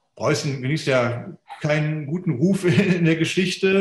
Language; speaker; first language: German; native; German